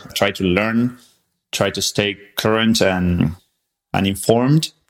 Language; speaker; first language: English; non-native, fluent; Spanish